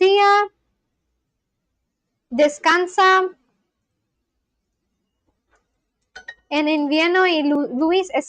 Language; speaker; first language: Spanish; non-native, learner; Bangla